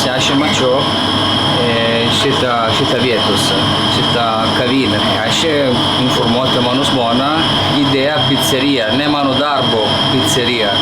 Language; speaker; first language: Lithuanian; non-native, learner; Italian